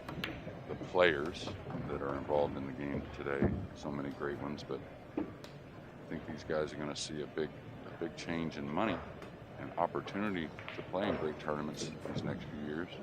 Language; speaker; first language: English; native; English